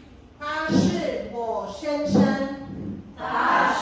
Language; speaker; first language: Chinese; non-native, fluent; Filipino